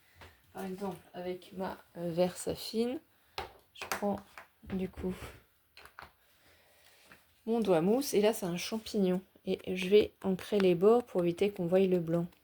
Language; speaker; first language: French; native; French